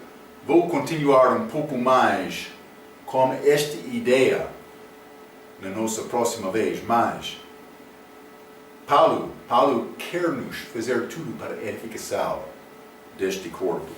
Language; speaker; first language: Portuguese; non-native, learner; English